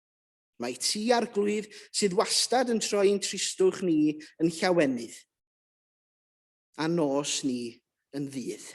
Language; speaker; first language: Welsh; native; Welsh